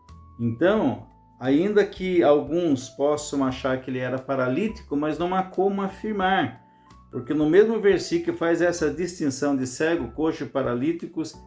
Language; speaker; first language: Portuguese; native; Portuguese